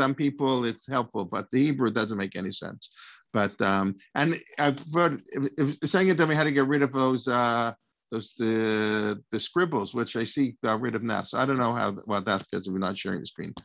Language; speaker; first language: English; native; English